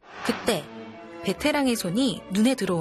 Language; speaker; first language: Korean; native; Korean